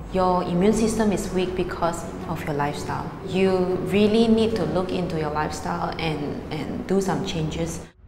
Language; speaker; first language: English; non-native, local second language; Chinese